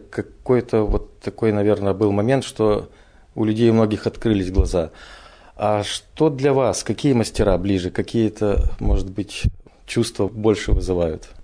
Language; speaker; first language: Russian; native; Russian